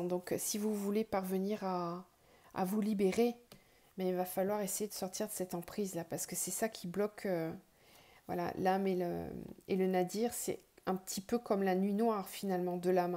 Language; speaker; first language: French; native; French